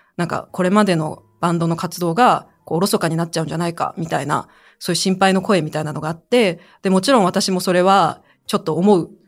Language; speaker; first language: Japanese; early bilingual, other home language; Chinese